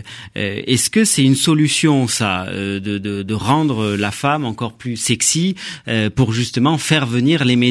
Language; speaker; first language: French; native; French